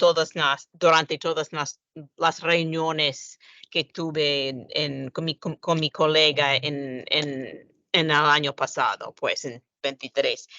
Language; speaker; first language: Spanish; non-native, fluent; English